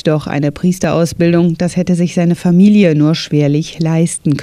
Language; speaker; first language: German; native; German